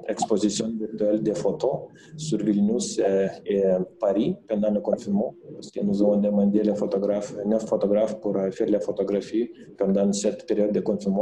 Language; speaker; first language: French; non-native, fluent; Lithuanian